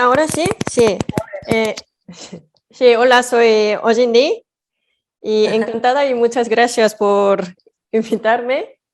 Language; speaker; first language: Spanish; non-native, fluent; Korean